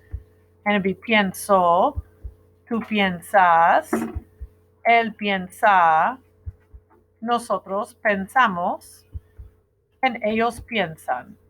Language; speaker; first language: Spanish; non-native, fluent; English